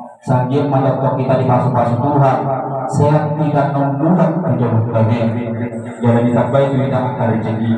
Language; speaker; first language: Indonesian; non-native, local second language; Batak Toba